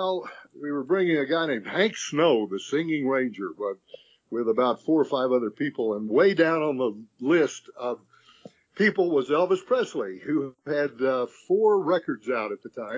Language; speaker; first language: English; native; English